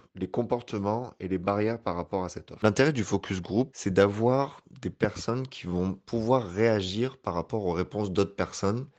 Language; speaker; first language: French; native; French